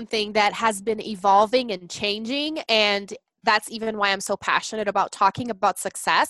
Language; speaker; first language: English; non-native, fluent; Portuguese